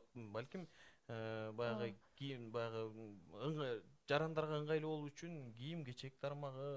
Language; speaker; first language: Kyrgyz; native; Kyrgyz